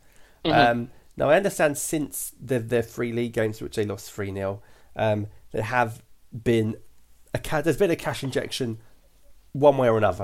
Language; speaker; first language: English; native; English